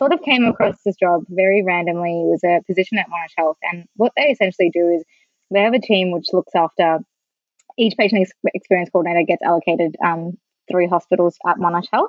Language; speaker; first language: English; non-native, local second language; Sinhala